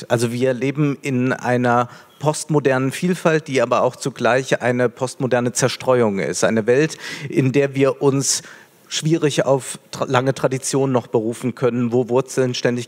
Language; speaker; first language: German; native; German